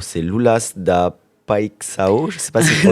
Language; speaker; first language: French; native; French